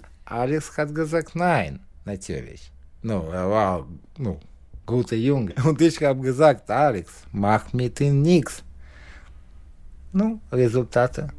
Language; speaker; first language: German; non-native, learner; Russian